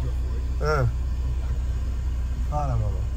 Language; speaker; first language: Portuguese; native; Portuguese